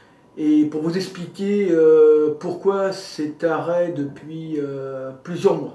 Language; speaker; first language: French; native; French